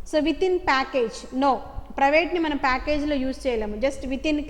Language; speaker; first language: English; non-native, local second language; Telugu